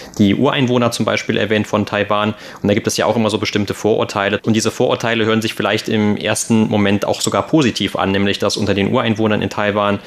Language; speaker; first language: German; native; German